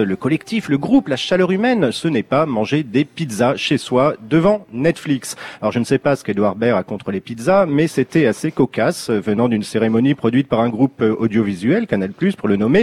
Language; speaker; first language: French; native; French